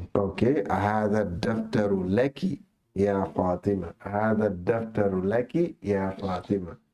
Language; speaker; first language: Arabic; non-native, fluent; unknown